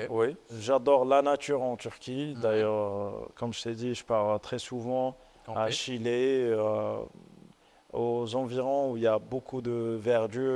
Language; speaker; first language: French; non-native, local second language; Arabic